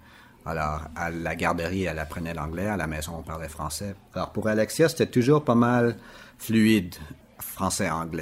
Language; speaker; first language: French; native; French